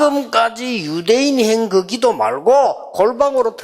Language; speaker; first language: Korean; native; Korean